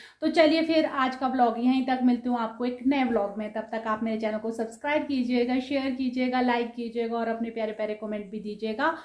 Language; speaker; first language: Hindi; non-native, local second language; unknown